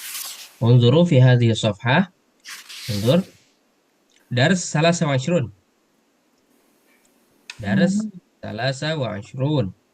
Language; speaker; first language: Arabic; non-native, fluent; Indonesian